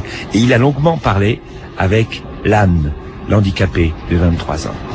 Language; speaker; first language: French; native; French